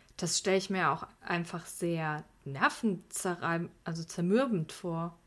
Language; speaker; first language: German; early bilingual, other home language; Persian